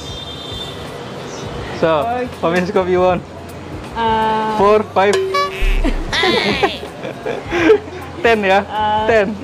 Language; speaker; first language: English; non-native, learner; Indonesian